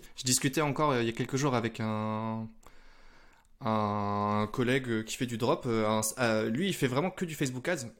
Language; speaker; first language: French; native; French